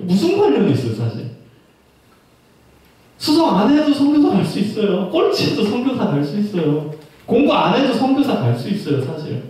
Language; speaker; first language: Korean; native; Korean